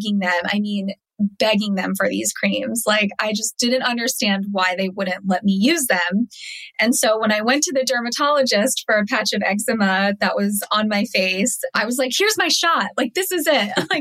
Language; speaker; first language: English; early bilingual, other home language; Telugu